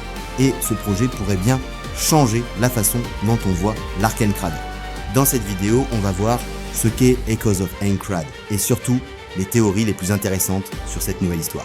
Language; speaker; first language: French; native; French